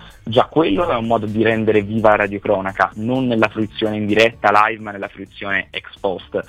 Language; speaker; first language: Italian; native; Italian